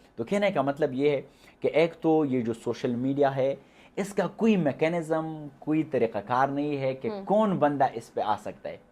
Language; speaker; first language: Urdu; non-native, local second language; Pashto